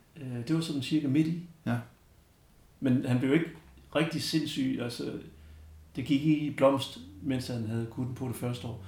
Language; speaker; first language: Danish; early bilingual, other home language; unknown